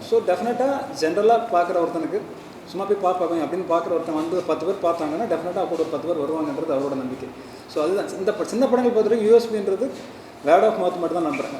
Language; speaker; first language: Tamil; native; Tamil